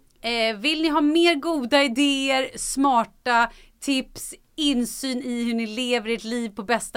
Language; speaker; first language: Swedish; native; Swedish